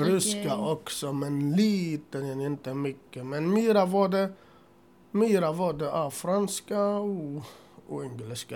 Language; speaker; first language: Swedish; non-native, learner; Assyrian Neo-Aramaic